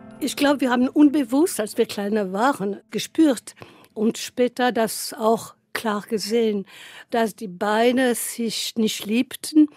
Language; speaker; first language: German; non-native, fluent; French